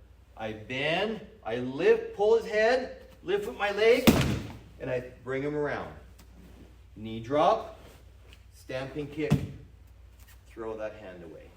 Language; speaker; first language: English; native; English